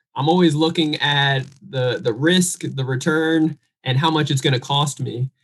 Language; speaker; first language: English; native; English